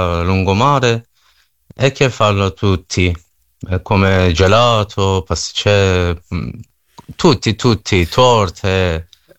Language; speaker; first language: Italian; non-native, learner; Persian